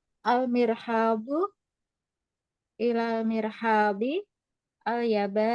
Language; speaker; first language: Arabic; non-native, learner; Indonesian